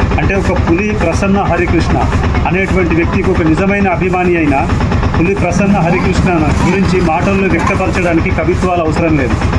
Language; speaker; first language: Telugu; native; Telugu